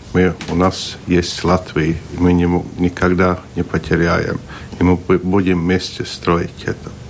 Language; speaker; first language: Russian; non-native, local second language; Latvian